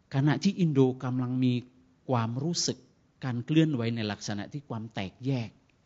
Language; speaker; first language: Thai; non-native, fluent; Indonesian